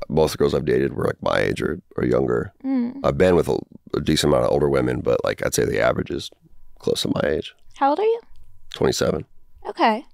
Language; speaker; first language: English; native; English